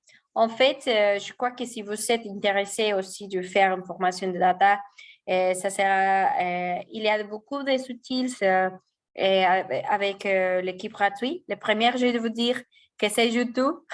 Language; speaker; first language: French; non-native, fluent; Spanish